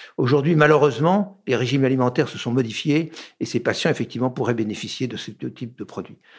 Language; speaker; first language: French; native; French